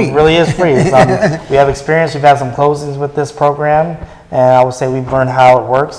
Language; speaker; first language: English; native; English